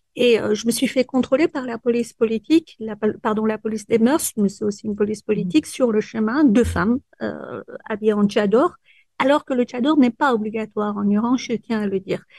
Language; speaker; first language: French; early bilingual, other home language; Persian